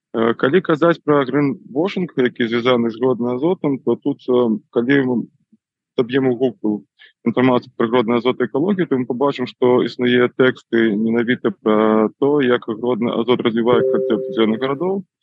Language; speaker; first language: Belarusian; non-native, local second language; Russian